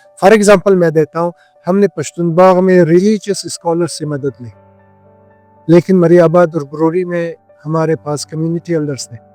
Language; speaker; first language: Urdu; non-native, local second language; Hazaragi